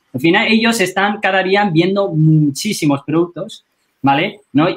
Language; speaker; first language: Spanish; non-native, fluent; Chinese